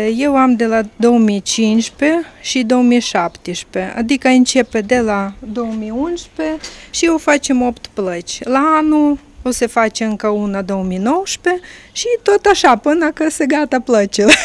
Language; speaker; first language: Romanian; non-native, fluent; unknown